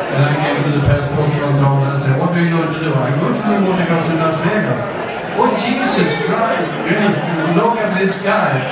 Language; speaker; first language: English; native; English